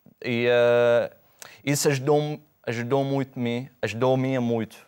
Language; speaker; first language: Portuguese; non-native, fluent; Arabic